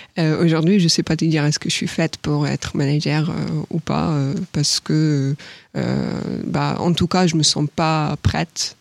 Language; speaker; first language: French; non-native, fluent; Ukrainian